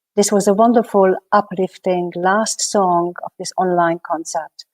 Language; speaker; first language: English; non-native, fluent; Hungarian